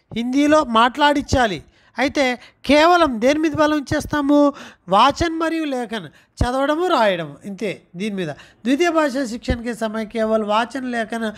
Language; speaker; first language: Telugu; non-native, local second language; Urdu